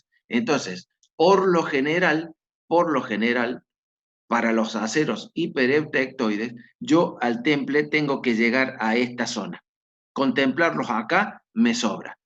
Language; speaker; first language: Spanish; native; Spanish